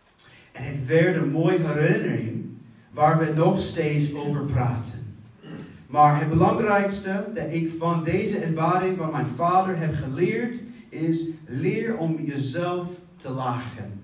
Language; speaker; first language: Dutch; non-native, fluent; English